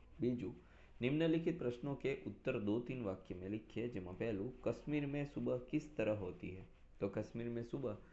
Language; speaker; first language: Hindi; non-native, local second language; Gujarati